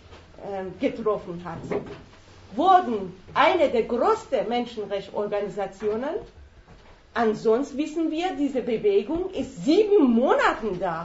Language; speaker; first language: German; non-native, fluent; Persian